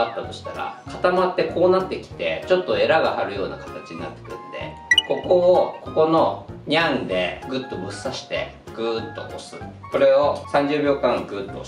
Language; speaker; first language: Japanese; native; Japanese